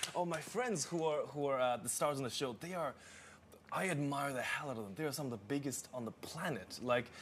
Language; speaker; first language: English; native; English